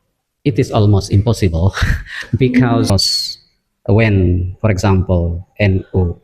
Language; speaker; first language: English; non-native, fluent; Indonesian